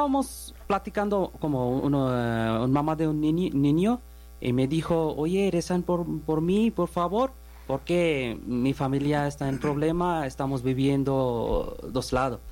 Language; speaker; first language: Spanish; non-native, learner; Bangla